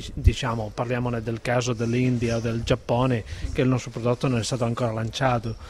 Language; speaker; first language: Italian; non-native, fluent; Spanish